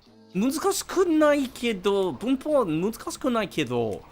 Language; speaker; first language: Japanese; non-native, learner; English